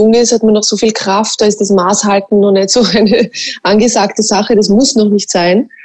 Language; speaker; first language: German; native; German